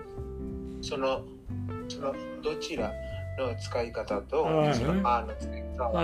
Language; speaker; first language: Japanese; non-native, learner; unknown